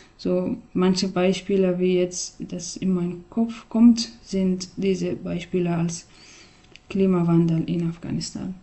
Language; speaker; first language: German; non-native, learner; Persian